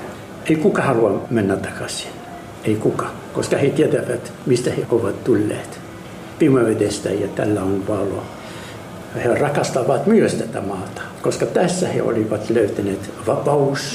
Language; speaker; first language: Finnish; non-native, fluent; Arabic